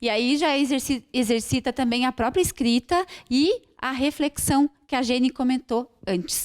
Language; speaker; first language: Portuguese; native; Portuguese